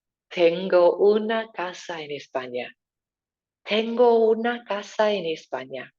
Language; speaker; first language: Spanish; non-native, fluent; English